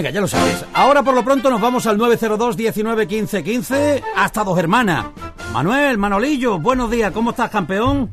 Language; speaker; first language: Spanish; native; Spanish